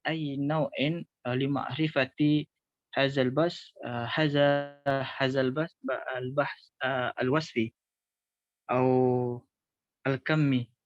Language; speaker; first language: Arabic; non-native, learner; Indonesian